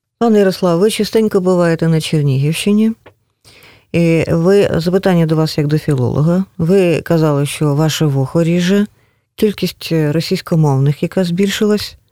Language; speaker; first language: Ukrainian; native; Ukrainian